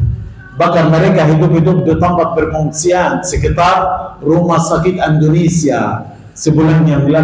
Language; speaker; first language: Indonesian; non-native, fluent; Arabic